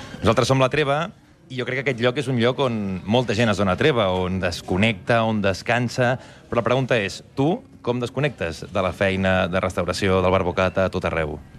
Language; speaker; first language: Catalan; native; Catalan